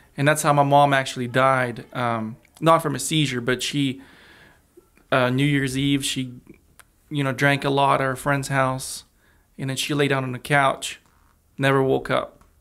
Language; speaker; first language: English; early bilingual, other home language; Russian